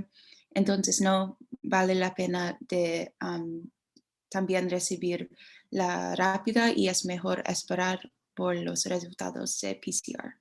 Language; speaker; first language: Spanish; non-native, learner; English